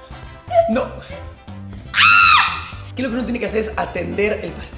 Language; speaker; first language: Spanish; native; Spanish